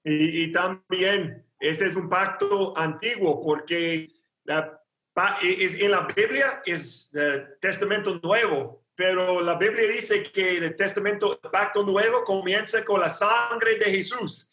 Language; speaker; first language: Spanish; non-native, learner; English